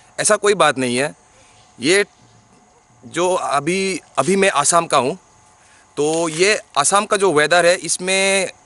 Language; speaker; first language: Hindi; non-native, local second language; Bangla